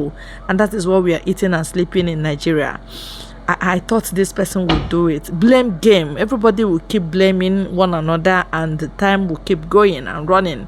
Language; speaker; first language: English; non-native, local second language; Igbo